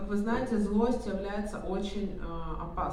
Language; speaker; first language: Russian; native; Russian